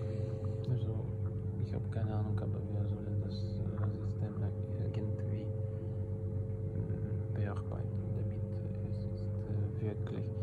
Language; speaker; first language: German; non-native, fluent; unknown